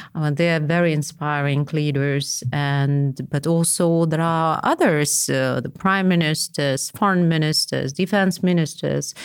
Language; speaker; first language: English; non-native, fluent; Lithuanian